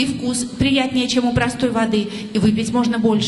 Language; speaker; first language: Russian; native; Russian